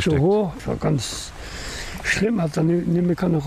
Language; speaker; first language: German; non-native, learner; French